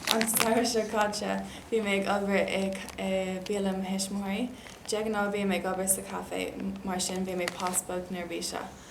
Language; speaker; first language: Irish; non-native, local second language; English